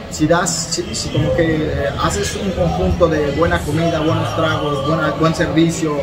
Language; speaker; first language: Spanish; native; Spanish